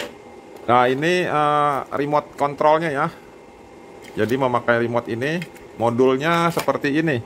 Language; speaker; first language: Indonesian; native; Indonesian